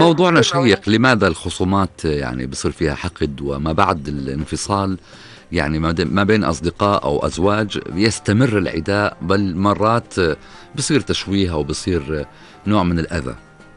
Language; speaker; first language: Arabic; native; Arabic